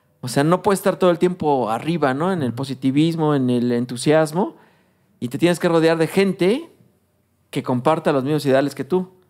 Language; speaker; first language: Spanish; native; Spanish